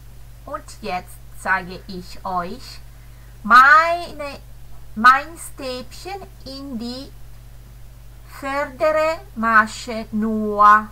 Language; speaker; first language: German; non-native, fluent; Italian